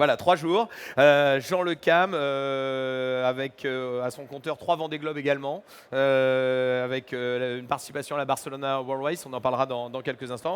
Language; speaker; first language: French; native; French